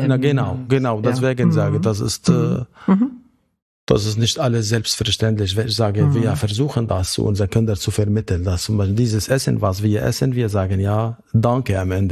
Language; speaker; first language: German; non-native, fluent; Arabic